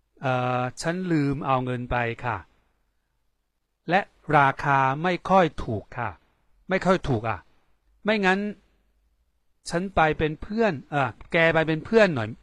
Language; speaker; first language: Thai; non-native, fluent; Chinese